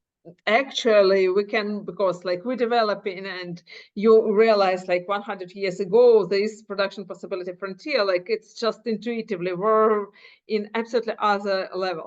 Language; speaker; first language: English; non-native, fluent; Ukrainian